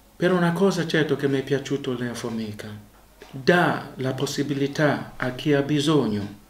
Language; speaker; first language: Italian; non-native, learner; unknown